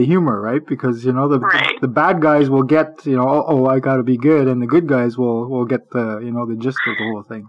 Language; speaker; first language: English; native; English